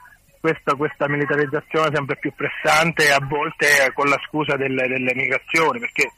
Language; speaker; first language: Italian; native; Italian